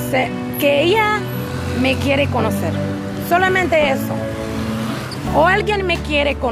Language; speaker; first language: Spanish; non-native, learner; English